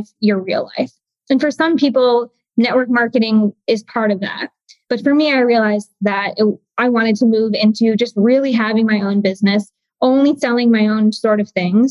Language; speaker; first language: English; native; English